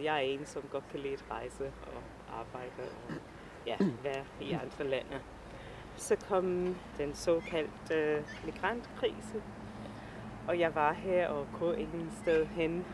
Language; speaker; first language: Danish; non-native, fluent; English